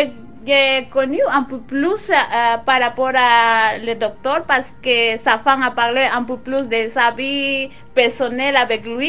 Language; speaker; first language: French; non-native, local second language; Spanish